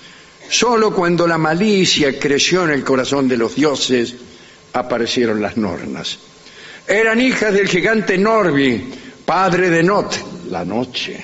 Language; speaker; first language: Spanish; native; Spanish